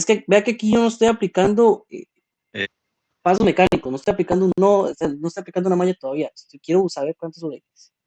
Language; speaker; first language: Spanish; native; Spanish